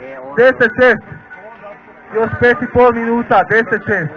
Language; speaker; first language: Bosnian; native; Bosnian